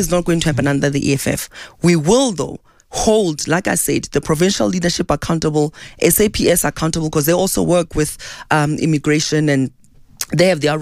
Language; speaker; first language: English; non-native, local second language; Southern Sotho